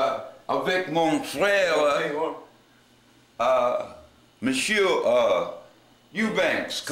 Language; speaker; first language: French; non-native, learner; English